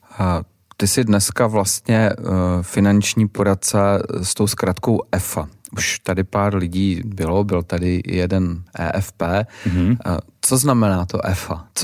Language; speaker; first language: Czech; native; Czech